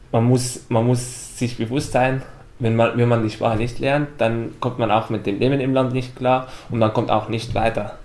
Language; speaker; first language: German; non-native, fluent; Arabic